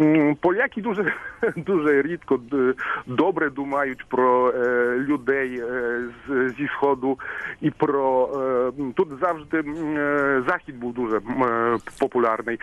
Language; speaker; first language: Ukrainian; non-native, fluent; Polish